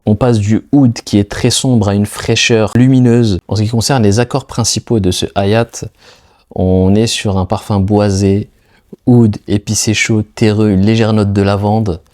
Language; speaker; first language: French; native; French